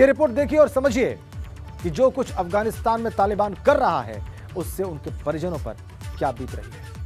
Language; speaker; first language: Hindi; native; Hindi